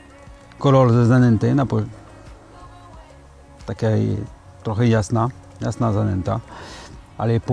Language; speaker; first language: Polish; early bilingual, heritage; French